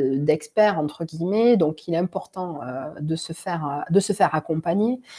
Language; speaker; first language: French; native; French